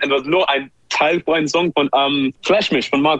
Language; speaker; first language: German; non-native, learner; English